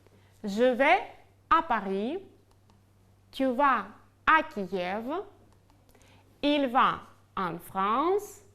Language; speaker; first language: French; non-native, fluent; Ukrainian